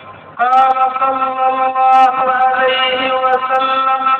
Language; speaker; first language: Arabic; native; Arabic